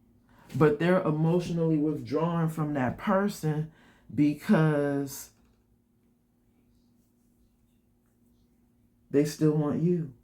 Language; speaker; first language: English; native; English